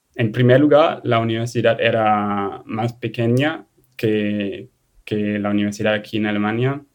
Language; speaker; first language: Spanish; non-native, fluent; German